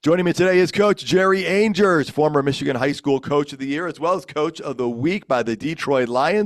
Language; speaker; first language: English; native; English